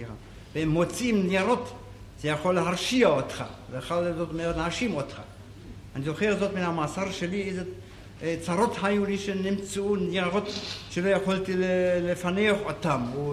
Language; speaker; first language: Hebrew; non-native, fluent; German